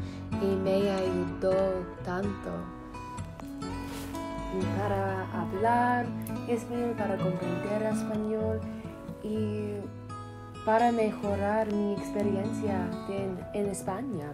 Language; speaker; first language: Spanish; non-native, learner; English